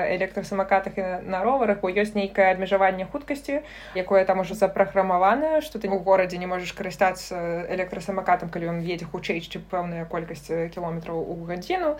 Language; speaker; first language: Belarusian; non-native, local second language; Russian